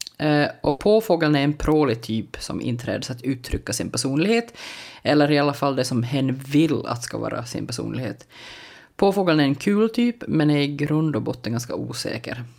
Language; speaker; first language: Swedish; native; Swedish